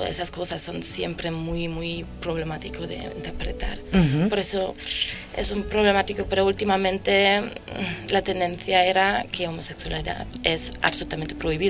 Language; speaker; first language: Spanish; non-native, fluent; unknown